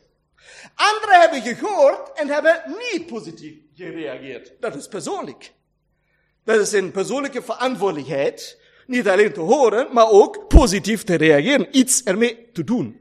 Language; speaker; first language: Dutch; non-native, learner; German